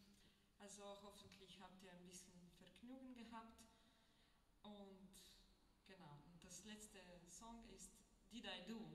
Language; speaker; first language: German; non-native, learner; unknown